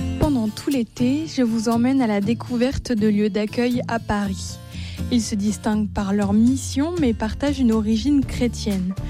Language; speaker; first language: French; native; French